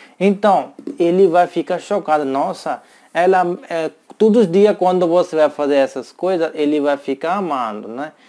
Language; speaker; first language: Portuguese; non-native, learner; Hindi